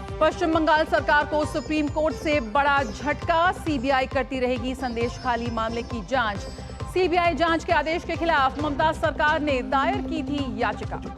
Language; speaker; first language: Hindi; native; Hindi